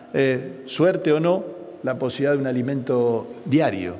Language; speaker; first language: Spanish; native; Spanish